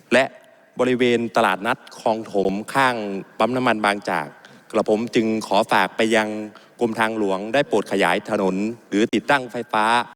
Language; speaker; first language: Thai; native; Thai